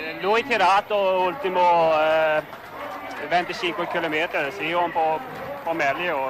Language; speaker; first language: Italian; non-native, learner; Swedish